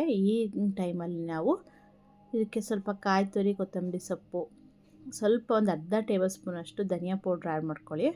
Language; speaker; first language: Kannada; native; Kannada